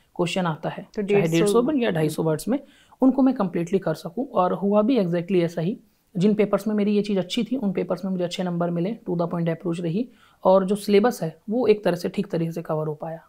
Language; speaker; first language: Hindi; native; Hindi